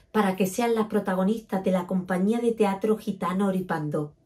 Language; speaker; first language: Spanish; native; Spanish